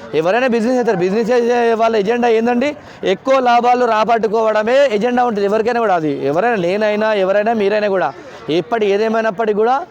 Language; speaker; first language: Telugu; native; Telugu